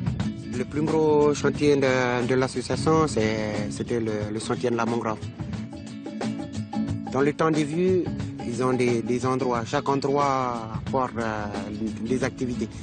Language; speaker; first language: French; non-native, local second language; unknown